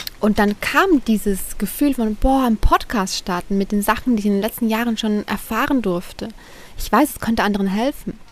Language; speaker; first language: German; native; German